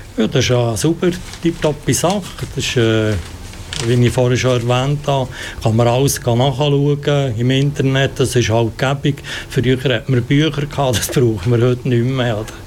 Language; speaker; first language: German; non-native, fluent; Italian